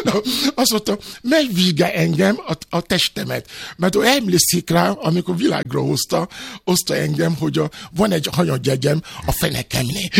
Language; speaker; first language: Hungarian; non-native, learner; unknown